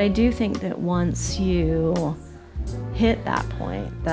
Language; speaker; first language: English; native; English